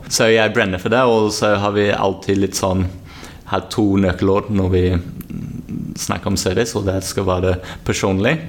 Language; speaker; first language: Norwegian; non-native, fluent; English